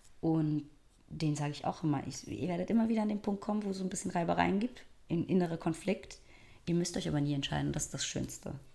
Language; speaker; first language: German; early bilingual, other home language; Persian